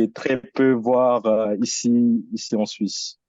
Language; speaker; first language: French; early bilingual, other home language; Filipino